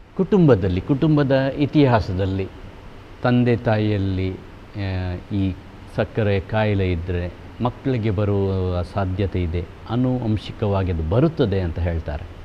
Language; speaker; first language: Kannada; non-native, local second language; Konkani